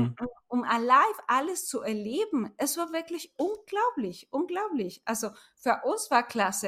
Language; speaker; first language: German; non-native, fluent; Spanish